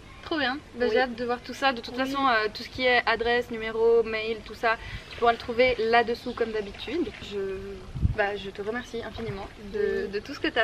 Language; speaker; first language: French; native; French